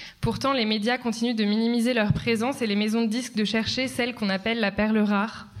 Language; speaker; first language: French; native; French